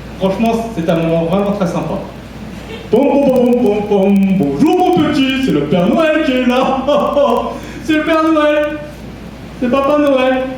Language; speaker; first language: French; early bilingual, other home language; Vietnamese